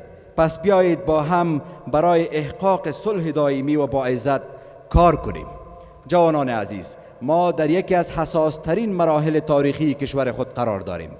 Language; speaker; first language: Persian; native; Persian